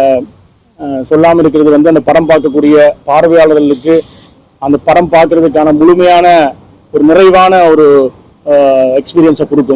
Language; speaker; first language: Tamil; native; Tamil